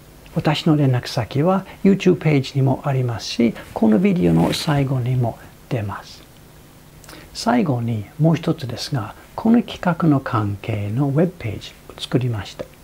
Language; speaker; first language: Japanese; non-native, fluent; English